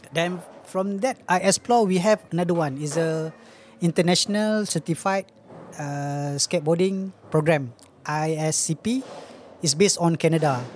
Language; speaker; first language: English; non-native, local second language; Malay